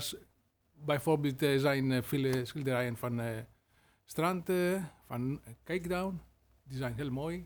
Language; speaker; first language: Dutch; non-native, learner; Greek